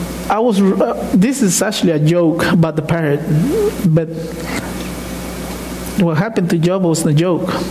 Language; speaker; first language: English; non-native, fluent; Spanish